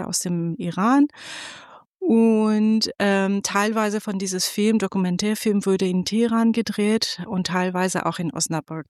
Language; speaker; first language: German; non-native, fluent; Persian